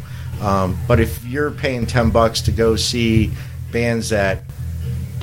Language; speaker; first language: English; native; English